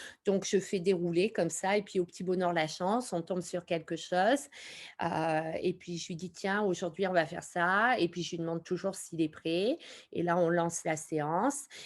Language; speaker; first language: French; native; French